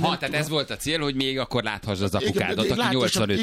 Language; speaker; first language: Hungarian; native; Hungarian